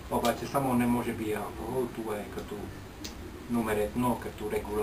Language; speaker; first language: Bulgarian; non-native, learner; Finnish